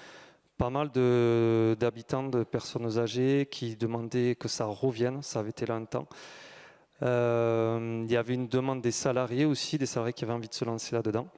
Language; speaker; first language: French; native; French